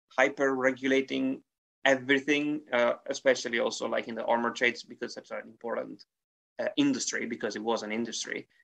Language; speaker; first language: English; non-native, fluent; Italian